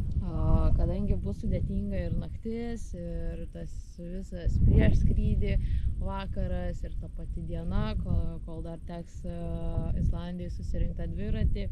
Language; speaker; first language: Lithuanian; native; Lithuanian